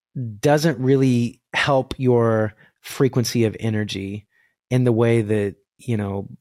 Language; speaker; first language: English; native; English